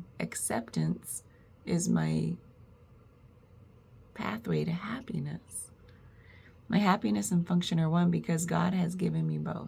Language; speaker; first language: English; native; English